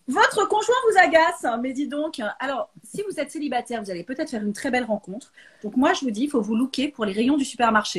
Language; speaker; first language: French; native; French